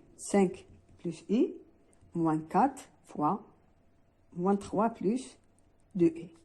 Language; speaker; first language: French; non-native, local second language; Arabic